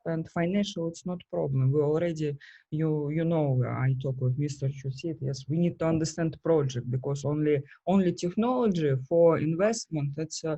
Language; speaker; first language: English; non-native, fluent; Russian